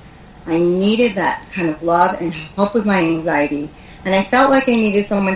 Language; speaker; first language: English; native; English